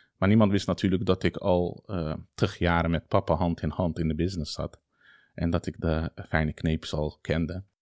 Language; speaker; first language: Dutch; early bilingual, other home language; Turkish